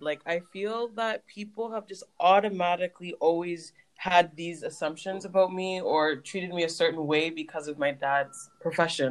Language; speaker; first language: English; native; English